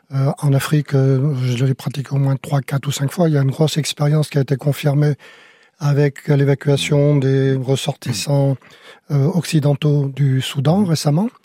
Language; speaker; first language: French; native; French